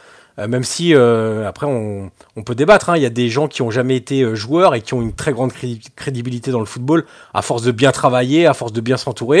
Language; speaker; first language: French; native; French